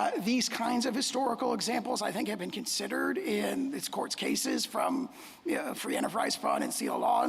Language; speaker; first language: English; native; English